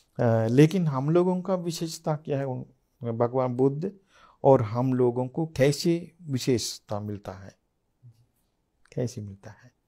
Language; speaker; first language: Hindi; non-native, fluent; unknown